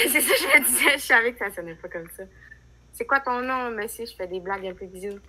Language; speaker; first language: French; native; French